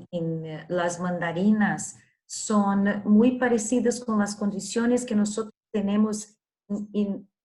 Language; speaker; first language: Spanish; non-native, learner; Portuguese